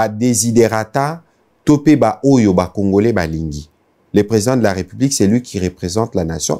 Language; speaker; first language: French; non-native, local second language; Lingala